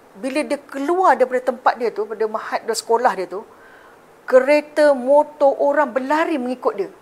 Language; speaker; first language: Malay; native; Malay